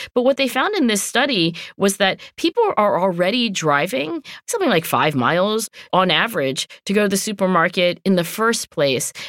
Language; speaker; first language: English; native; English